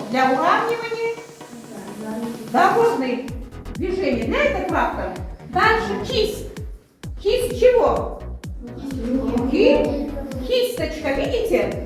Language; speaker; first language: Russian; non-native, local second language; Kazakh